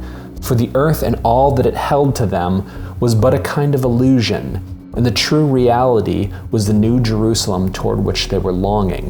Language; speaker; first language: English; native; English